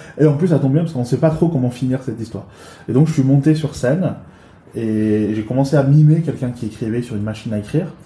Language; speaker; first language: French; early bilingual, other home language; Chinese